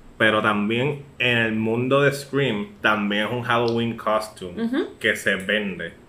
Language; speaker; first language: Spanish; early bilingual, heritage; Spanish